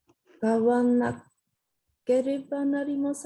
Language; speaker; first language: Japanese; non-native, learner; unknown